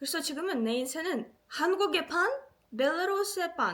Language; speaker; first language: Korean; non-native, fluent; Russian